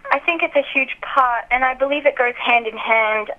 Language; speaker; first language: English; native; English